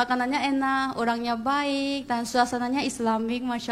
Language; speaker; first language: Indonesian; non-native, fluent; Korean